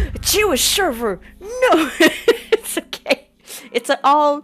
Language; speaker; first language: English; non-native, fluent; French